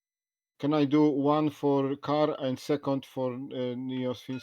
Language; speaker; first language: English; non-native, learner; Polish